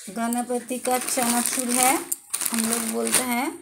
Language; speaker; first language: Hindi; non-native, local second language; Bangla